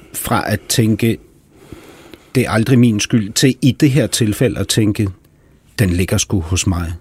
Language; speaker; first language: Danish; early bilingual, heritage; Danish